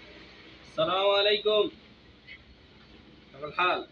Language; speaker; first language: Arabic; non-native, learner; Bangla